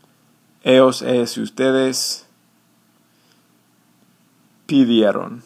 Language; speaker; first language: Spanish; non-native, fluent; English